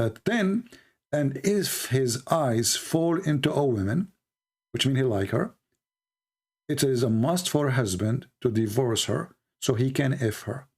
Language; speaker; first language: English; non-native, fluent; Arabic